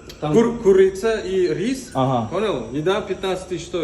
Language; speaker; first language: Russian; non-native, local second language; Uzbek